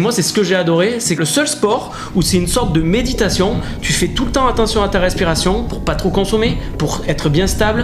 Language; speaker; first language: French; native; French